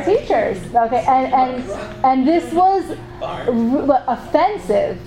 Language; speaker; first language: English; native; English